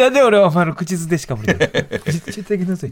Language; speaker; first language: Japanese; native; Japanese